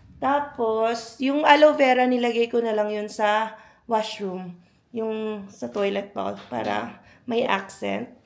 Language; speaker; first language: Filipino; native; Filipino